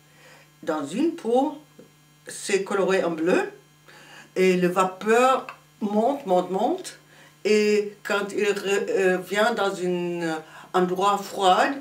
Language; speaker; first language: French; non-native, fluent; German